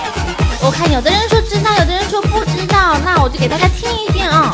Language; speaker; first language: Chinese; native; Chinese